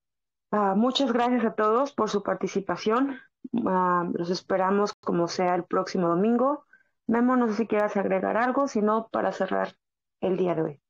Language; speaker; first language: Spanish; native; Spanish